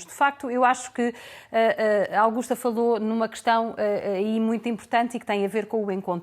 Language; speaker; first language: Portuguese; native; Portuguese